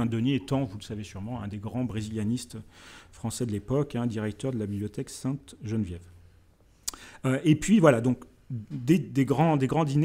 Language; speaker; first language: French; native; French